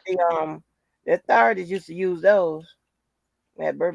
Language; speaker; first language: English; native; English